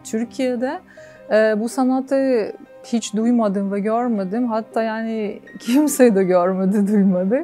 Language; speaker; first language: Turkish; non-native, fluent; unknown